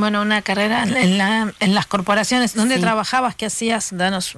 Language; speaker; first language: Spanish; native; Spanish